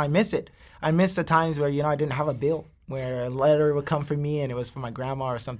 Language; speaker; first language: English; native; English